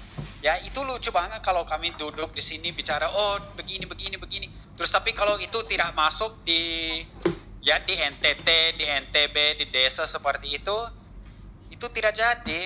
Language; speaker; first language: Indonesian; non-native, learner; English